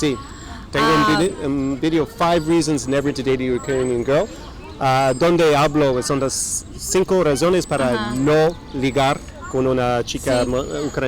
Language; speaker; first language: Spanish; non-native, fluent; English